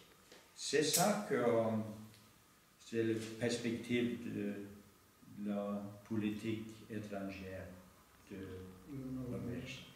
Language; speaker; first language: French; non-native, fluent; Norwegian